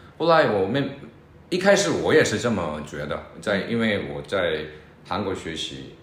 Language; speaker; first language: Chinese; non-native, fluent; Korean